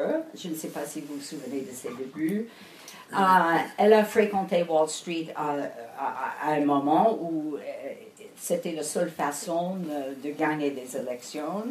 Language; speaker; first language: French; non-native, fluent; English